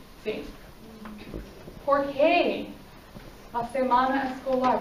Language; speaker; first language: Spanish; non-native, fluent; English